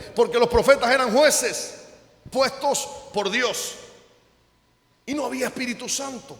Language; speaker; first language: Spanish; native; Spanish